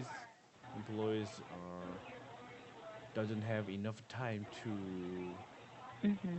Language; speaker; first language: English; non-native, learner; Korean